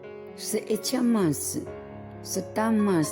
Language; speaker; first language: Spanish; non-native, fluent; Chinese